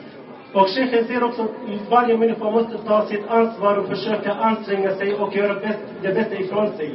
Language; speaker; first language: Swedish; non-native, local second language; Arabic